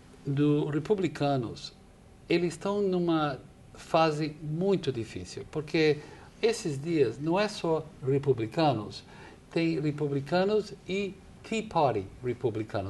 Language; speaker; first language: Portuguese; non-native, fluent; English